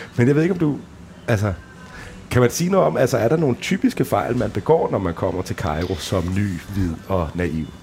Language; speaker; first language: Danish; native; Danish